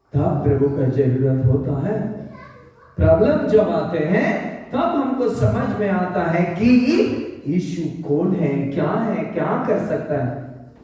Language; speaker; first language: Hindi; non-native, local second language; Bangla